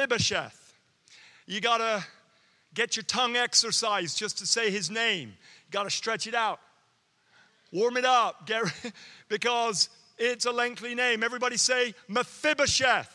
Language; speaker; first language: English; native; English